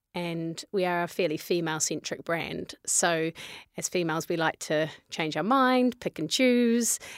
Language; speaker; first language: English; native; English